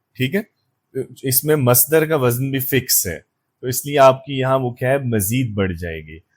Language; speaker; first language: Urdu; native; Urdu